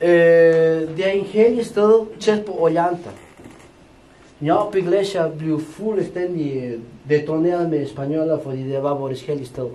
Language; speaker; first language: Danish; non-native, fluent; Spanish